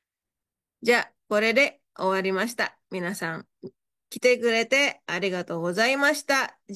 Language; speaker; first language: Japanese; non-native, fluent; Indonesian